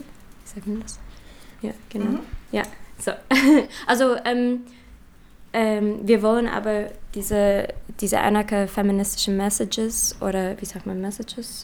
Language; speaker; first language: German; non-native, learner; English